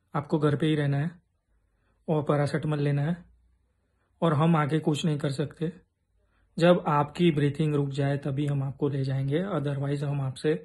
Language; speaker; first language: Hindi; non-native, local second language; Gujarati